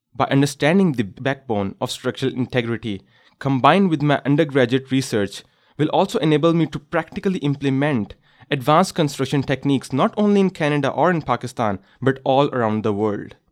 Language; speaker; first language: English; non-native, local second language; Urdu